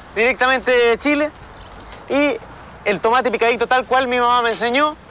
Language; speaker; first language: Spanish; native; Spanish